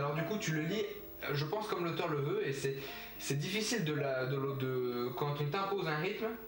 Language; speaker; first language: French; native; French